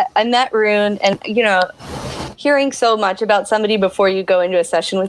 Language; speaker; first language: English; native; English